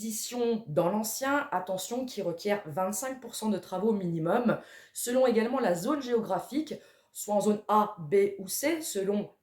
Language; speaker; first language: French; native; French